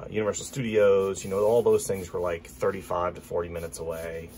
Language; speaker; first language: English; native; English